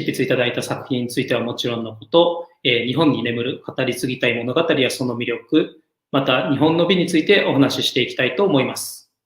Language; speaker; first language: Japanese; native; Japanese